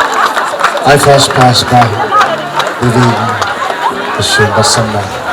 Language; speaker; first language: German; non-native, learner; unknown